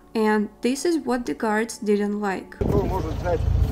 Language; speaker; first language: English; non-native, fluent; Russian